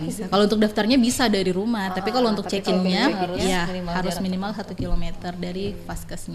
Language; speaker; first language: Indonesian; native; Indonesian